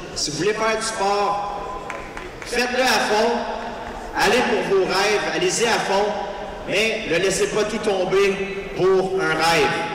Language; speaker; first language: French; native; French